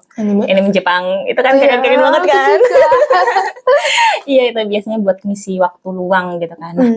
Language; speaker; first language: Indonesian; native; Indonesian